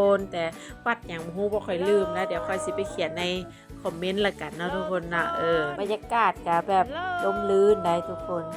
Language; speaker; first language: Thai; non-native, local second language; Lao